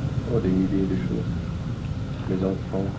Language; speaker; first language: French; non-native, fluent; English